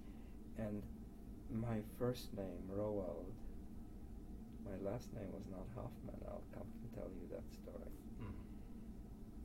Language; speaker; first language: English; early bilingual, other home language; Polish